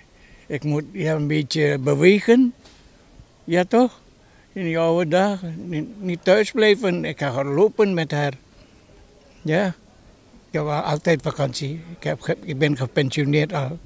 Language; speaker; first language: Dutch; non-native, learner; Indonesian